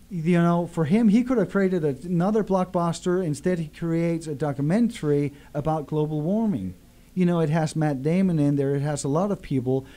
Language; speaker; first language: English; non-native, fluent; Danish